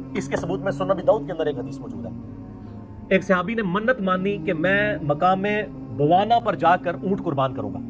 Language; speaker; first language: Urdu; non-native, local second language; Punjabi